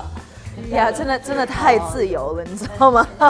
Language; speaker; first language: Chinese; non-native, fluent; Vietnamese